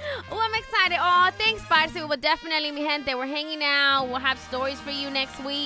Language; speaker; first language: English; early bilingual, other home language; Spanish